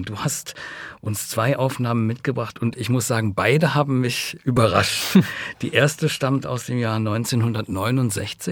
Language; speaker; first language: German; native; German